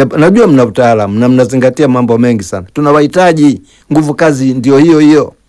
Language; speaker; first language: Swahili; native; Swahili